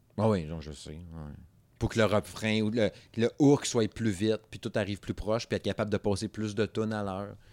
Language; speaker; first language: French; native; French